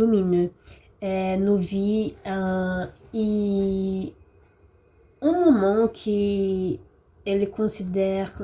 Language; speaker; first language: French; non-native, learner; Portuguese